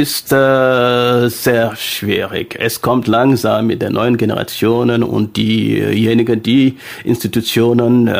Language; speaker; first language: German; non-native, fluent; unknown